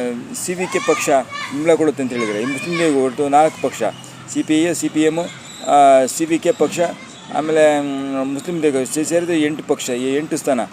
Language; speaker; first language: Kannada; native; Kannada